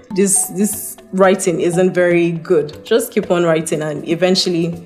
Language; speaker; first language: English; non-native, local second language; Hausa